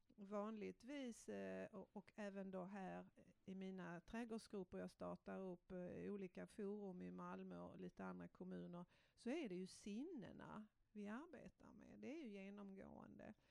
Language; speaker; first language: Swedish; native; Swedish